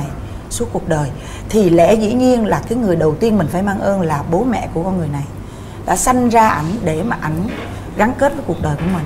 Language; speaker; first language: Vietnamese; native; Vietnamese